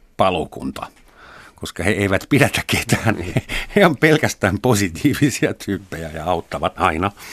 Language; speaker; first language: Finnish; non-native, fluent; German